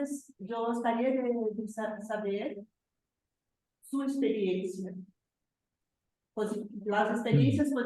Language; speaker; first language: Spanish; non-native, fluent; Portuguese